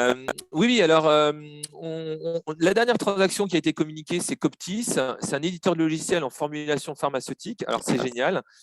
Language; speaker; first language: French; native; French